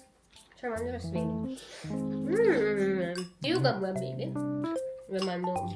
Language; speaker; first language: Korean; non-native, learner; Filipino